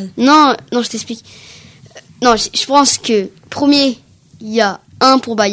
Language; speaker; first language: French; native; French